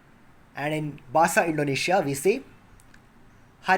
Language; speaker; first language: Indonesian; non-native, learner; Kannada